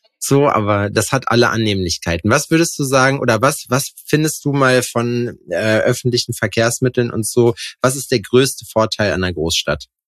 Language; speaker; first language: German; native; German